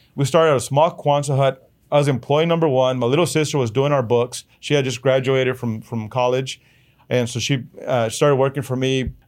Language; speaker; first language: English; early bilingual, other home language; Spanish